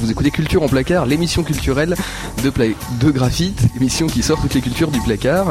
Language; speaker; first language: French; native; French